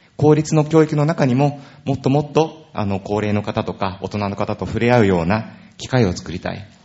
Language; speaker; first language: Japanese; native; Japanese